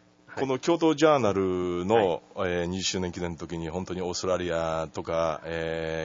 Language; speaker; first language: Japanese; native; Japanese